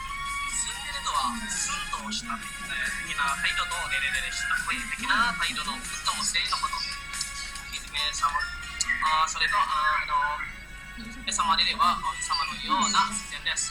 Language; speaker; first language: Japanese; non-native, learner; Indonesian